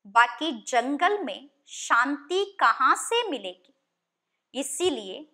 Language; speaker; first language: Hindi; non-native, local second language; Kannada